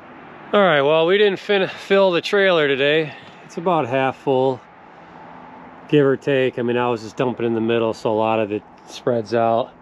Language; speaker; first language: English; native; English